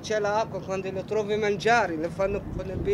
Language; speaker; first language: Italian; non-native, learner; Arabic